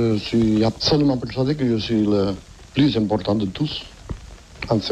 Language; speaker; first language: French; non-native, fluent; Catalan